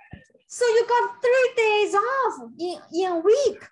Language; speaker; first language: English; non-native, fluent; Chinese